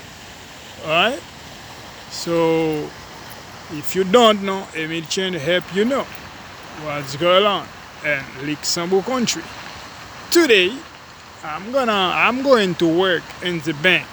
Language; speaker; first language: English; non-native, learner; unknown